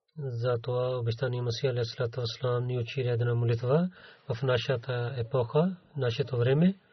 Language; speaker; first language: Bulgarian; non-native, learner; Urdu